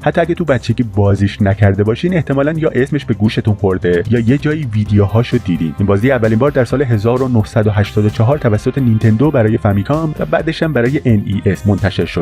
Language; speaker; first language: Persian; native; Persian